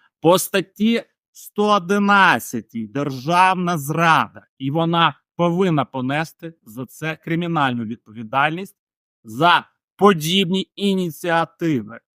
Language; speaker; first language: Ukrainian; native; Ukrainian